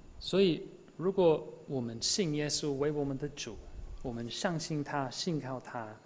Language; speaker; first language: Chinese; non-native, fluent; English